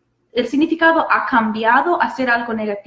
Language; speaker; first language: Spanish; non-native, fluent; English